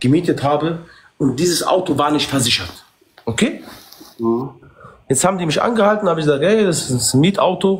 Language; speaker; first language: German; early bilingual, other home language; Arabic